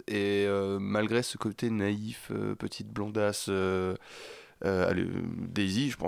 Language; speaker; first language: French; native; French